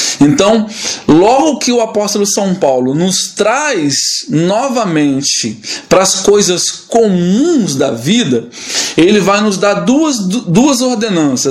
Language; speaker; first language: Portuguese; native; Portuguese